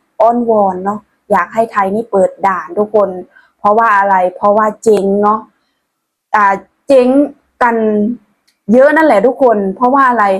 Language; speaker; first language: Thai; non-native, local second language; Northeastern Thai